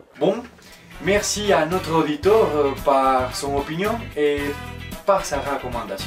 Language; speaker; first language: French; non-native, learner; Spanish